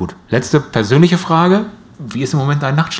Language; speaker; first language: German; native; German